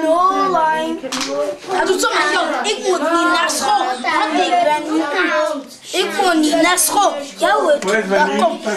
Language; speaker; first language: Dutch; non-native, local second language; French